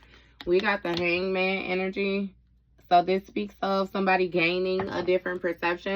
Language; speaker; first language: English; native; English